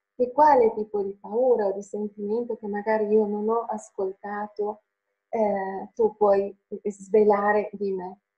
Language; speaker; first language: Italian; non-native, fluent; Finnish